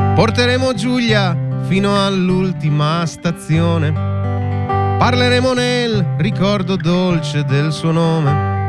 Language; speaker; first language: Italian; native; Italian